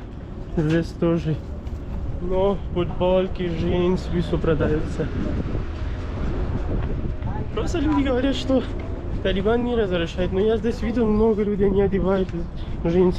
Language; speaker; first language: Russian; non-native, learner; Kyrgyz